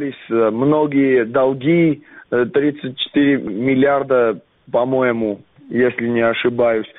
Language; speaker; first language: Russian; non-native, learner; Armenian